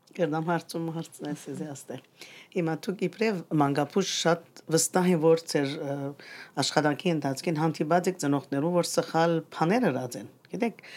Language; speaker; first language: Armenian; native; Armenian